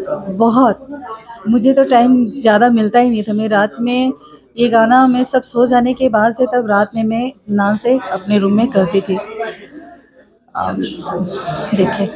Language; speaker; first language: Hindi; non-native, local second language; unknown